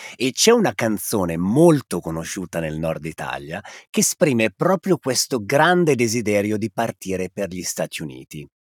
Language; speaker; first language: Italian; native; Italian